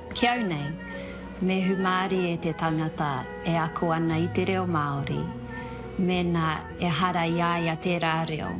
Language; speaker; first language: Māori; non-native, local second language; English